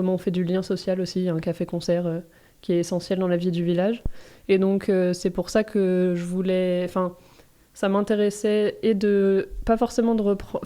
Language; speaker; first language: French; native; French